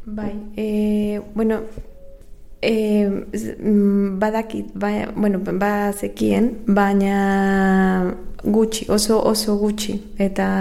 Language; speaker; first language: Basque; non-native, learner; Spanish